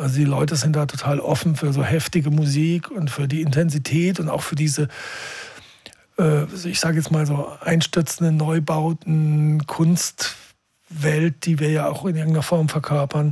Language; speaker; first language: German; native; German